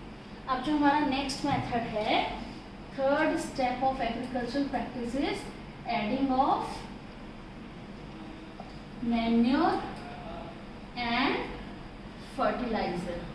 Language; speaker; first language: Hindi; native; Hindi